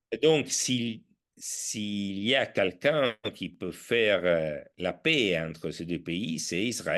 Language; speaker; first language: French; non-native, fluent; Italian